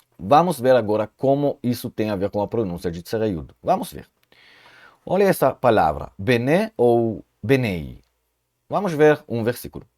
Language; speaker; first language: Portuguese; non-native, fluent; Hebrew